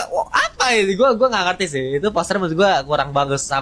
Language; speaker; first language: Indonesian; native; Indonesian